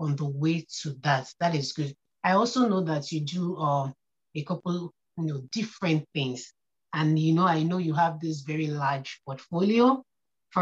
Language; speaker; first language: English; non-native, local second language; Yoruba